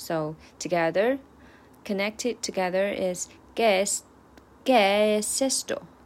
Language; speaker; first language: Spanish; non-native, learner; Chinese